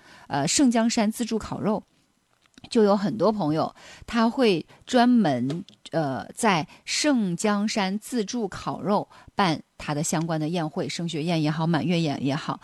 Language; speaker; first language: Chinese; native; Chinese